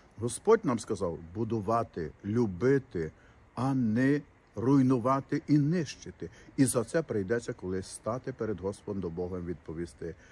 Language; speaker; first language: Ukrainian; native; Ukrainian